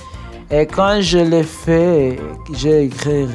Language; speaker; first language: French; non-native, learner; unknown